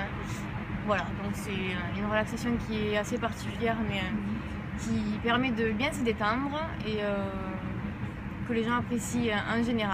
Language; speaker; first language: French; native; French